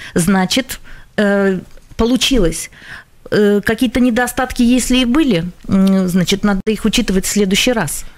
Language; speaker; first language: Russian; non-native, local second language; Latvian